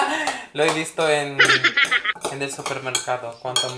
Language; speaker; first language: Spanish; non-native, learner; Filipino